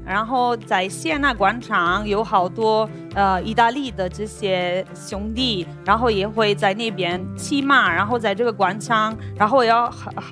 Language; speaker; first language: Chinese; non-native, fluent; Italian